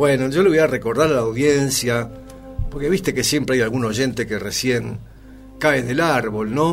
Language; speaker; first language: Spanish; native; Spanish